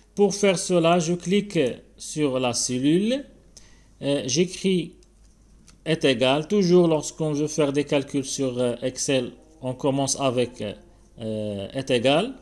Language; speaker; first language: French; non-native, local second language; Arabic